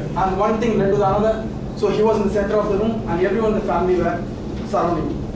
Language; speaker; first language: English; non-native, local second language; Tamil